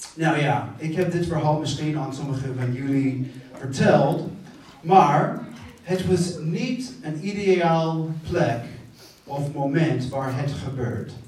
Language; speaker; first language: Dutch; non-native, fluent; English